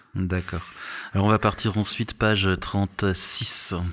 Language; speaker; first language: French; native; French